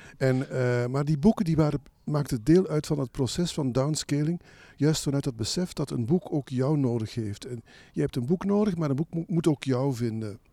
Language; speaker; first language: Dutch; native; Dutch